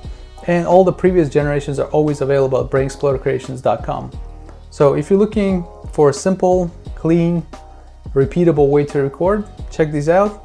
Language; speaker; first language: English; native; English